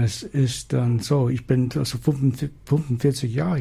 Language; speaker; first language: German; non-native, learner; English